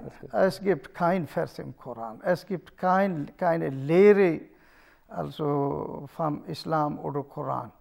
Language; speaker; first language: German; non-native, learner; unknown